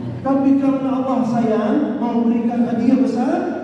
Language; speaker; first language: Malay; non-native, fluent; Arabic